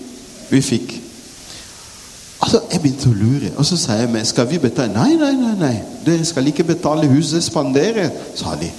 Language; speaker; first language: Norwegian; non-native, fluent; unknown